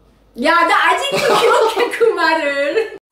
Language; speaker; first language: Korean; non-native, learner; Persian